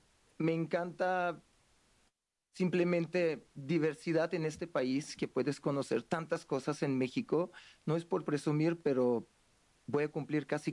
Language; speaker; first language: Spanish; non-native, fluent; Uzbek